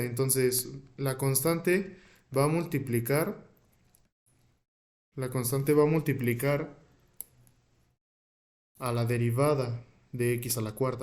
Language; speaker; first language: Spanish; native; Spanish